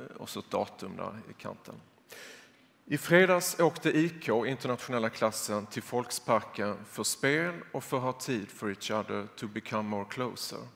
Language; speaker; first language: Swedish; native; Swedish